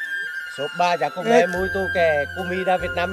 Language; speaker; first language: Portuguese; non-native, learner; Vietnamese